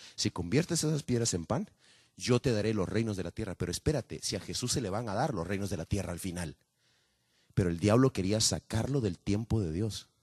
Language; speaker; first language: Spanish; native; Spanish